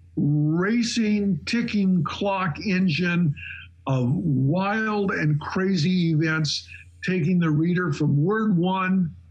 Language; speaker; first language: English; native; English